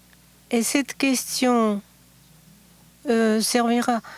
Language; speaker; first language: French; non-native, fluent; Japanese